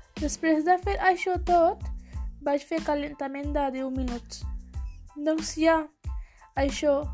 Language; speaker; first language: Catalan; non-native, learner; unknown